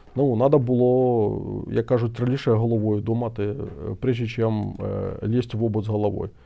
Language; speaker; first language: Ukrainian; non-native, local second language; Russian